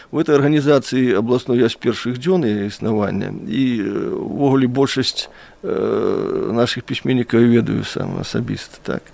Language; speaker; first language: Belarusian; native; Belarusian